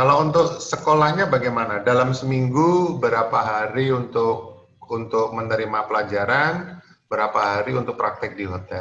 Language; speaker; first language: Indonesian; native; Indonesian